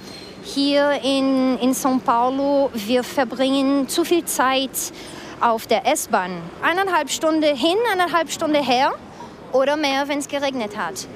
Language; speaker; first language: German; non-native, fluent; Portuguese